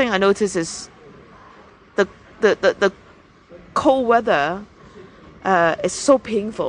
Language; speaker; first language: English; non-native, local second language; Cantonese